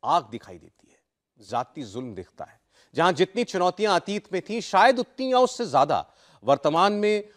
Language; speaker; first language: Hindi; native; Hindi